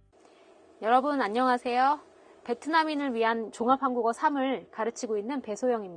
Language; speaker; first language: Korean; native; Korean